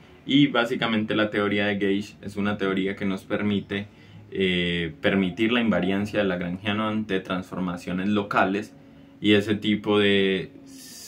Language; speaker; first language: Spanish; native; Spanish